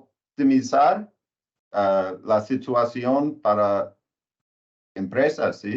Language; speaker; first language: Spanish; non-native, learner; English